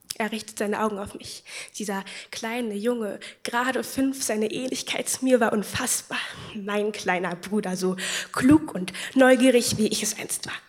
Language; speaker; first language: German; native; German